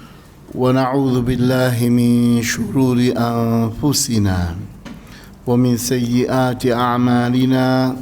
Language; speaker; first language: Arabic; non-native, fluent; Indonesian